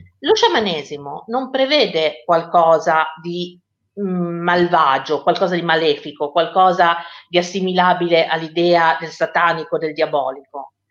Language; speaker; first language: Italian; native; Italian